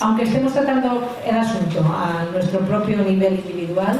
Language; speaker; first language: Spanish; native; Spanish